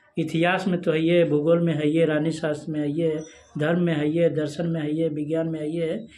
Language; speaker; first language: Hindi; native; Hindi